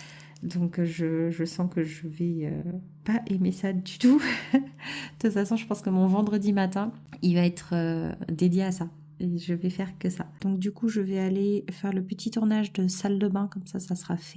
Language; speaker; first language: French; native; French